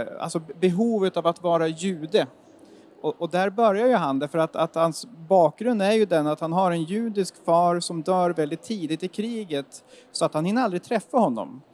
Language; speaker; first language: Swedish; native; Swedish